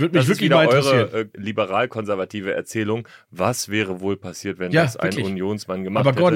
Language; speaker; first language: German; native; German